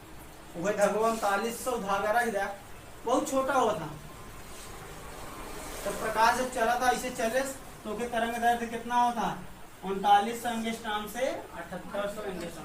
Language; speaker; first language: Hindi; native; Hindi